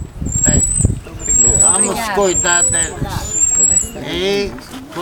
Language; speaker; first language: Portuguese; non-native, fluent; Polish